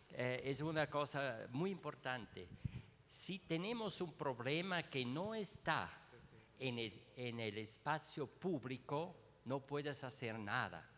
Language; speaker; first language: Spanish; non-native, learner; Swiss German